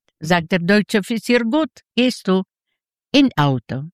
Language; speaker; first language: German; non-native, learner; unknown